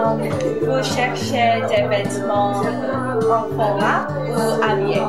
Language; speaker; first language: French; non-native, learner; English